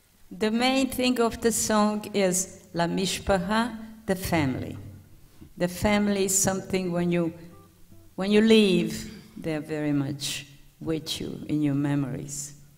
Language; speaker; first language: English; non-native, fluent; Ladino